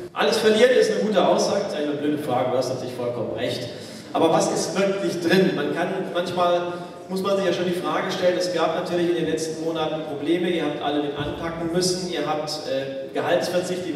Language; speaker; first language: German; native; German